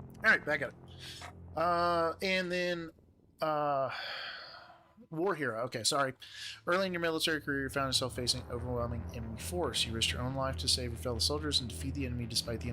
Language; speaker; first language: English; native; English